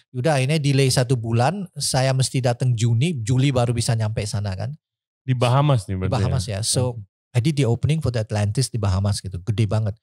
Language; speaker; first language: Indonesian; early bilingual, heritage; Indonesian